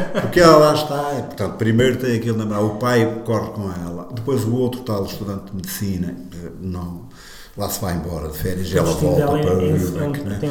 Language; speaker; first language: Portuguese; native; Portuguese